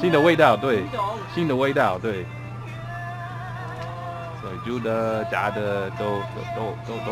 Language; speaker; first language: Chinese; non-native, fluent; English